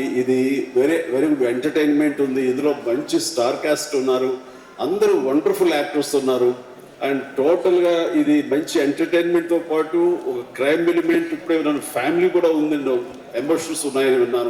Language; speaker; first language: Telugu; native; Telugu